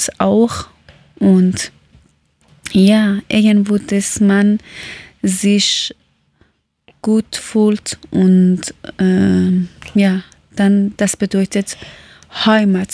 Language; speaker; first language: German; non-native, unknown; Persian